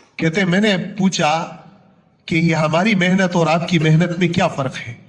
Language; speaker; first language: Urdu; non-native, local second language; Punjabi